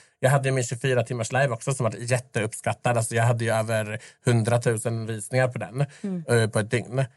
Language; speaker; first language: Swedish; early bilingual, other home language; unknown